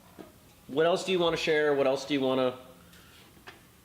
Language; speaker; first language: English; native; English